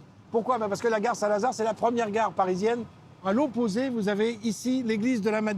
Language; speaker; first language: French; native; French